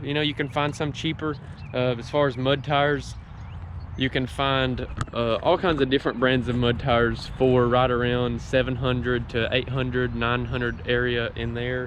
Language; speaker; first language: English; native; English